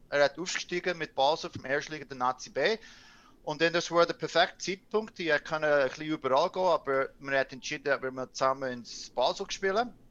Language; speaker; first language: German; early bilingual, heritage; English